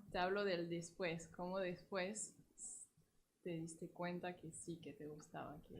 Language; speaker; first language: Spanish; non-native, fluent; French